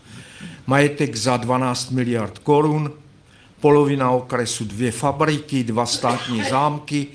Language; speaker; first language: Czech; native; Czech